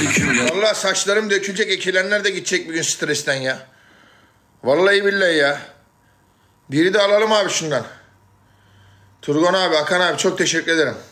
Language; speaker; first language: Turkish; native; Turkish